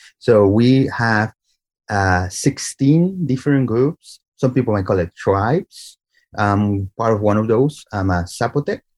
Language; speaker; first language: English; non-native, fluent; Spanish